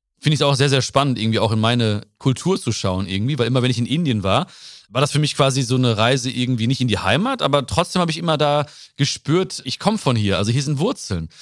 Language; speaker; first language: German; early bilingual, other home language; Malayalam